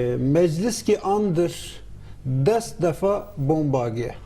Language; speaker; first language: Hindi; non-native, learner; Turkish